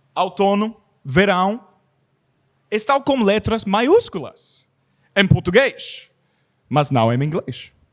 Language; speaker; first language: Portuguese; non-native, learner; English